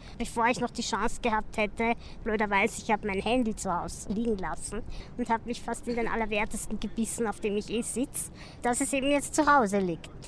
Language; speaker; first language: German; native; German